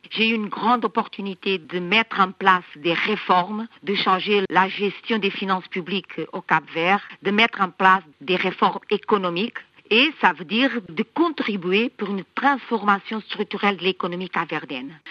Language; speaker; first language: French; non-native, fluent; Kabuverdianu